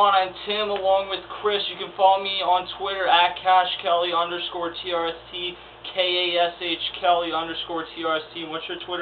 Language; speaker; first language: English; native; English